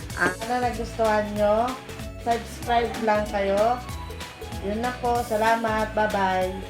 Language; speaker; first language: Filipino; non-native, local second language; Cebuano